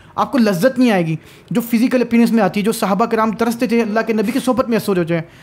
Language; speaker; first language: Urdu; native; Urdu